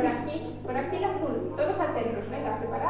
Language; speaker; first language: Spanish; native; Spanish